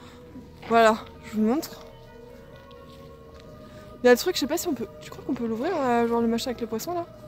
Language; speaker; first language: French; native; French